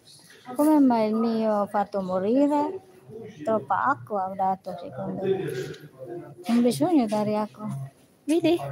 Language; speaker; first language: Italian; non-native, learner; Filipino